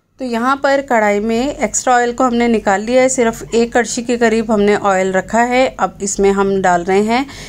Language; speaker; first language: Hindi; non-native, local second language; Punjabi